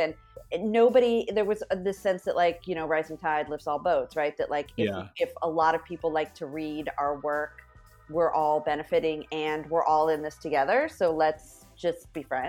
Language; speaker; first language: English; native; English